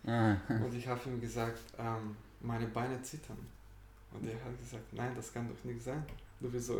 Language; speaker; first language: German; non-native, fluent; Bulgarian